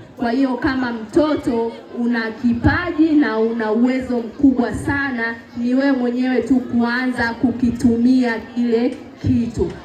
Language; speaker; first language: Swahili; native; Swahili